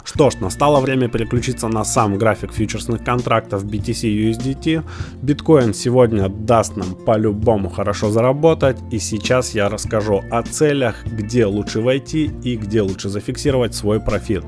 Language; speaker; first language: Russian; native; Russian